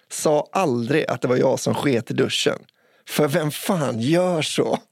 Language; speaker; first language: Swedish; native; Swedish